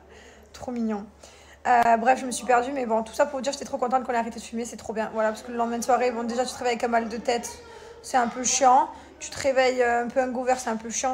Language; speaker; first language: French; native; French